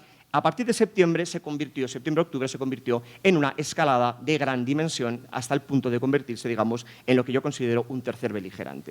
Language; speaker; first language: Spanish; native; Spanish